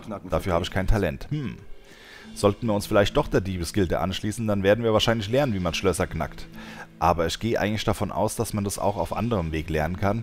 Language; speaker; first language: German; native; German